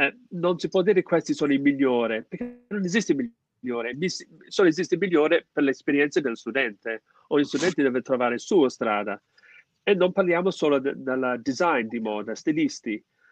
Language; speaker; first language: Italian; non-native, fluent; English